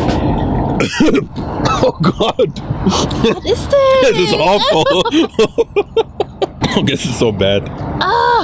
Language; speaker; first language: English; non-native, fluent; German